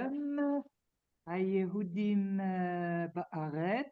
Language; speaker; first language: Hebrew; non-native, learner; French